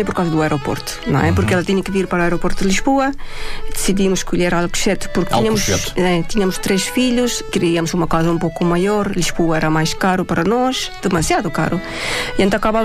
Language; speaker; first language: Portuguese; non-native, fluent; Estonian